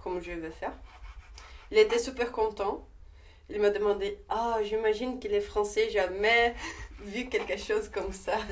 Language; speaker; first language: French; non-native, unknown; Portuguese